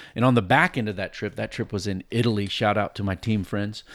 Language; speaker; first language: English; native; English